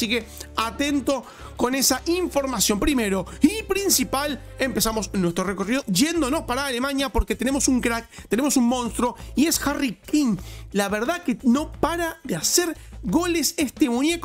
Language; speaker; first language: Spanish; native; Spanish